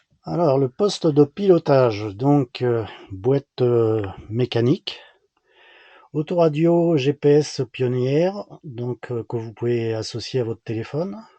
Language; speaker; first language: French; native; French